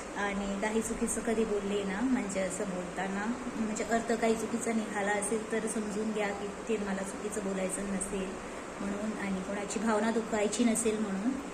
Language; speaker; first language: Marathi; non-native, local second language; Konkani